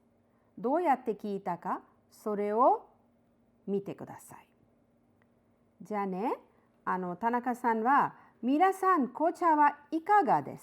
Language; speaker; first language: Japanese; non-native, fluent; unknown